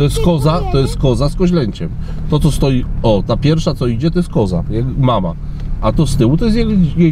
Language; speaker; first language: Polish; native; Polish